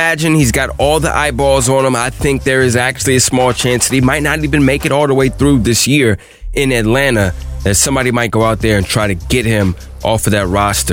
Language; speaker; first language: English; native; English